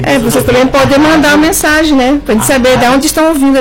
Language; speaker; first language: Portuguese; native; Portuguese